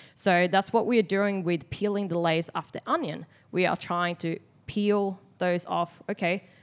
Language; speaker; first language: English; non-native, fluent; Swedish